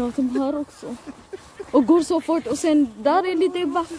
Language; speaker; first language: Swedish; non-native, learner; Cebuano